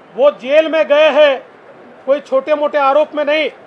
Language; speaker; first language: Hindi; non-native, local second language; Marathi